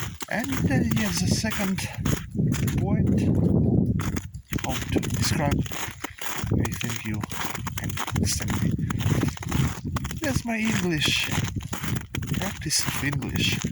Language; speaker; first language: English; non-native, learner; Ukrainian